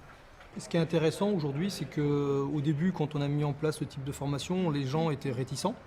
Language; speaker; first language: French; native; French